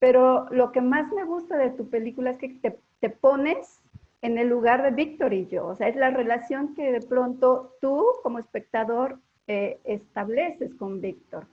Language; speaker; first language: Spanish; native; Spanish